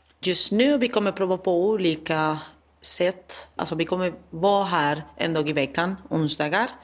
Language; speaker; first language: Swedish; non-native, fluent; Spanish